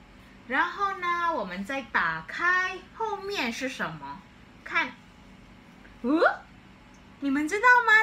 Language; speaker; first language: Chinese; non-native, fluent; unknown